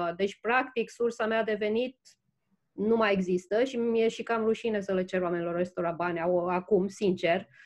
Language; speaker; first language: Romanian; native; Romanian